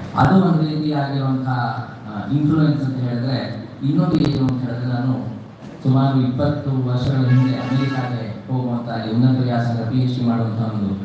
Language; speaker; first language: Kannada; native; Kannada